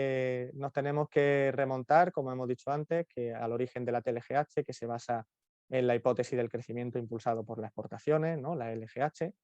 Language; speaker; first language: Spanish; native; Spanish